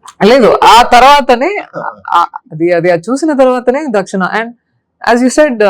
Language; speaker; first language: Telugu; non-native, learner; Tamil